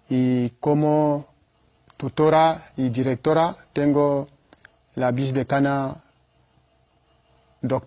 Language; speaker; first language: Spanish; non-native, fluent; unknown